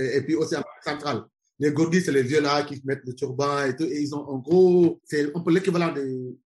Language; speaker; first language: French; non-native, local second language; Wolof